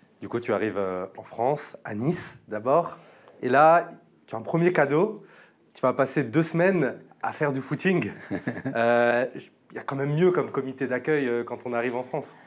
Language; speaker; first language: French; native; French